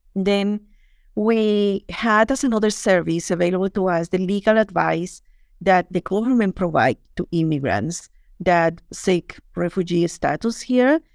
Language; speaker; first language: English; non-native, fluent; Spanish